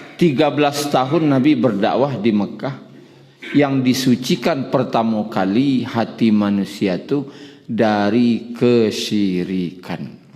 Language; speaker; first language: Malay; non-native, local second language; Minangkabau